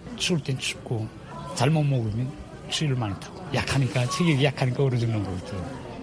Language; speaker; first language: Korean; native; Korean